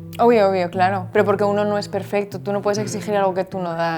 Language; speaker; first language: Spanish; native; Spanish